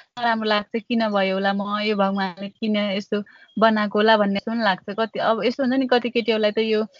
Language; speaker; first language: Nepali; native; Nepali